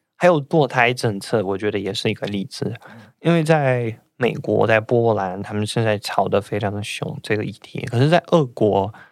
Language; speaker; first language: Chinese; non-native, fluent; Russian